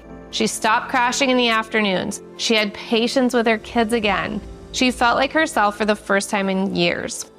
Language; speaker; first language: English; native; English